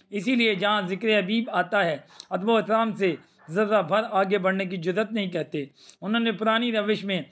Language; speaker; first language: Urdu; native; Urdu